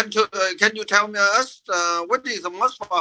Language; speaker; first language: English; non-native, fluent; Vietnamese